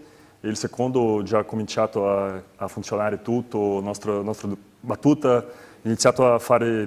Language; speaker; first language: Italian; non-native, learner; Portuguese